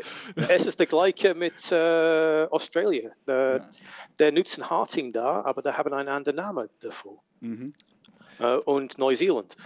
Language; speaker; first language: German; non-native, learner; English